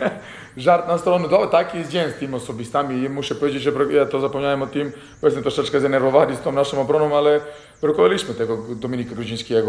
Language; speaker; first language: Polish; non-native, fluent; Serbian